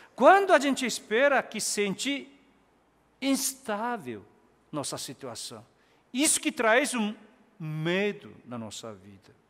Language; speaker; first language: Portuguese; non-native, fluent; Korean